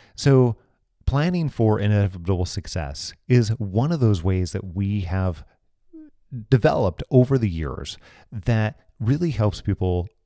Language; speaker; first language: English; native; English